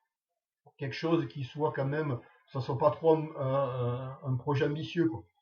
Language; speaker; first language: French; native; French